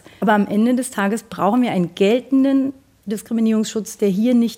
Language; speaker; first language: German; native; German